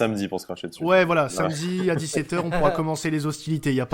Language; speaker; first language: French; native; French